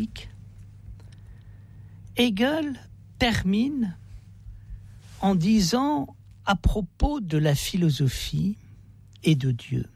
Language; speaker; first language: French; native; French